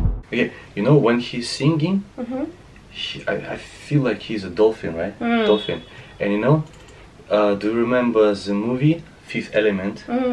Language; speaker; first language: English; non-native, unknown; Russian